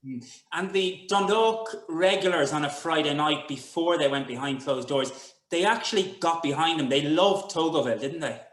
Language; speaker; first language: English; native; English